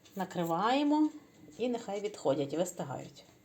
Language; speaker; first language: Ukrainian; native; Ukrainian